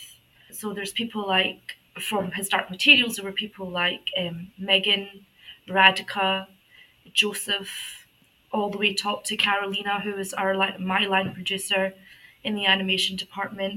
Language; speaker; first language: English; native; English